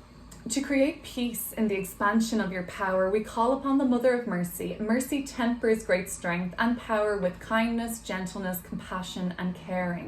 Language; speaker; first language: English; native; English